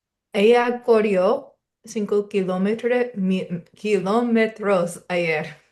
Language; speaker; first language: Spanish; non-native, learner; English